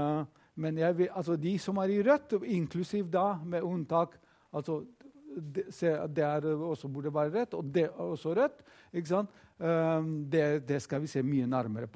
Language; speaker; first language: Norwegian; non-native, fluent; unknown